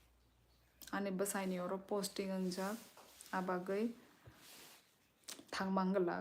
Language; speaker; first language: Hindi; non-native, local second language; Kok Borok